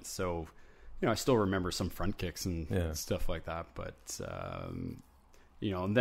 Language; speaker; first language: English; native; English